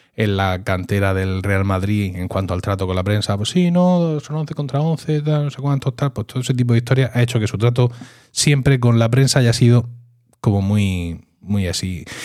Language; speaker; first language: Spanish; native; Spanish